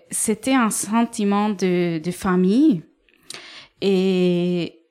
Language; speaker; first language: French; non-native, fluent; Spanish